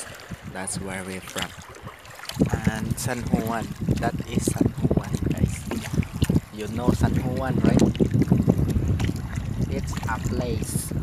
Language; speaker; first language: English; non-native, learner; Cebuano